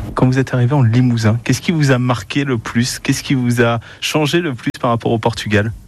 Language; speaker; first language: French; native; French